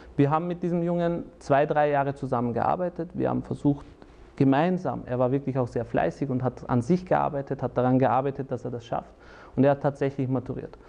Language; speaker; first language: German; early bilingual, other home language; Turkish